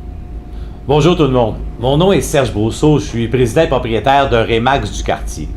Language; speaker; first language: French; native; French